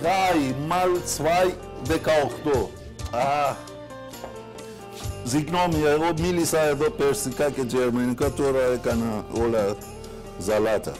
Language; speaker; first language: Greek; non-native, learner; Persian